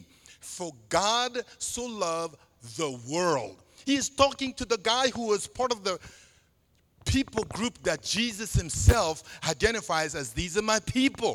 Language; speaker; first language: English; non-native, fluent; Sango